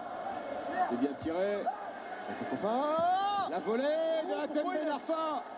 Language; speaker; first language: French; native; French